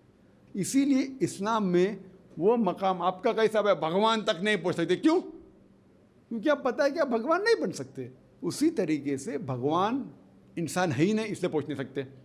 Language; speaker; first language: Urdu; non-native, fluent; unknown